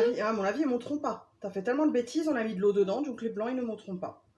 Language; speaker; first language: French; native; French